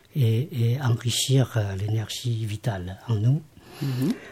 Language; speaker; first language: French; non-native, fluent; Lao